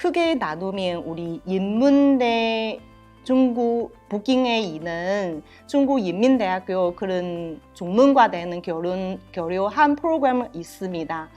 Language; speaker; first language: Korean; non-native, learner; Chinese